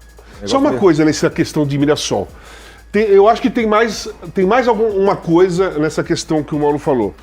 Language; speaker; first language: Portuguese; native; Portuguese